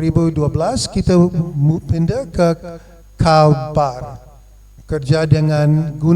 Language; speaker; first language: Indonesian; non-native, fluent; English